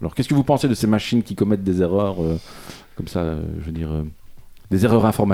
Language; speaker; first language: French; native; French